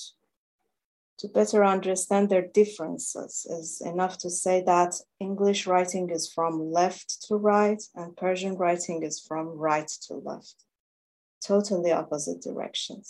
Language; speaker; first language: English; non-native, fluent; Persian